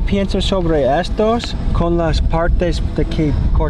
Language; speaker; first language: Spanish; non-native, learner; English